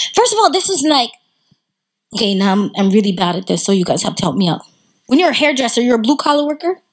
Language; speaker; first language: English; native; English